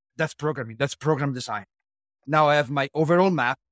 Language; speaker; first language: English; non-native, fluent; Italian